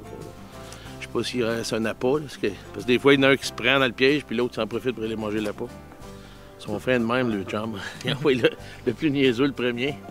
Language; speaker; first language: French; native; French